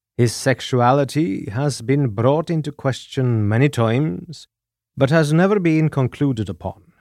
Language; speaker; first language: English; non-native, fluent; Norwegian